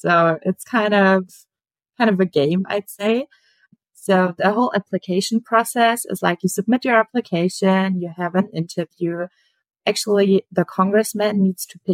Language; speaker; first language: English; non-native, fluent; German